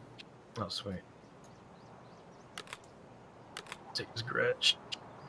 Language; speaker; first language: English; native; English